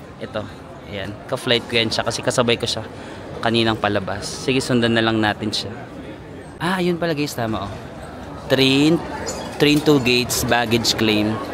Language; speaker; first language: Filipino; non-native, local second language; Waray